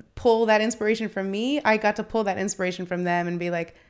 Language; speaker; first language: English; native; English